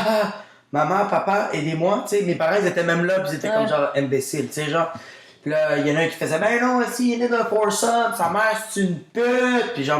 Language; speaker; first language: French; native; French